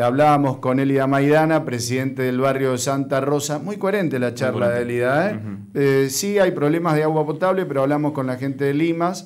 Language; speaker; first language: Spanish; native; Spanish